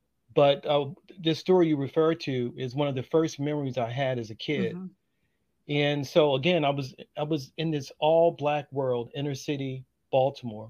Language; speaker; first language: English; native; English